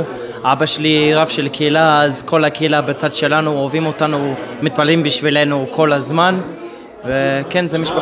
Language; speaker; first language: Hebrew; non-native, fluent; English